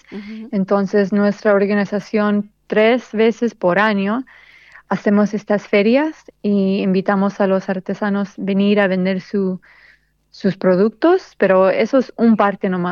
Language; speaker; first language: Spanish; early bilingual, heritage; Spanish